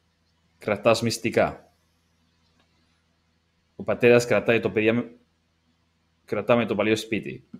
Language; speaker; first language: Greek; non-native, learner; English